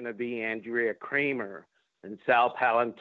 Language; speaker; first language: English; non-native, fluent; Spanish